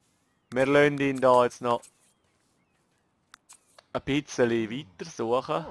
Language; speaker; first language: German; native; German